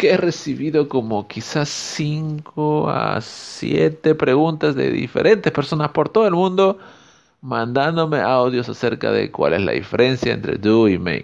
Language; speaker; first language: Spanish; native; Spanish